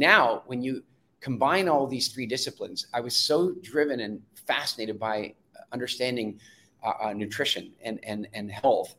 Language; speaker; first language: English; native; English